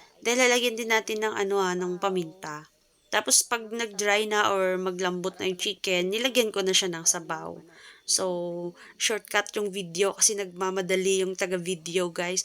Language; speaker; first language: Filipino; non-native, local second language; Cebuano